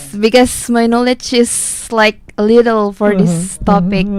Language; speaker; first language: English; non-native, learner; Indonesian